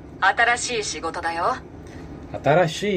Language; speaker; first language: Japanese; non-native, learner; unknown